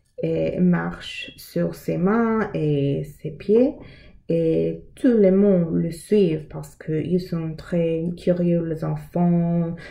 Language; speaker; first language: French; non-native, learner; English